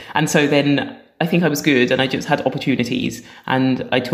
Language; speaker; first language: English; native; English